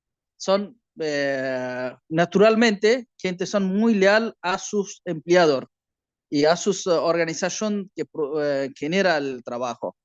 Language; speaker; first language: Spanish; non-native, learner; Bangla